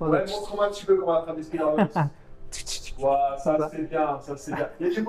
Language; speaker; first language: French; native; French